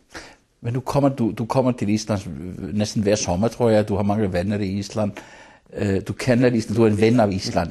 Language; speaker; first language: Danish; non-native, fluent; Icelandic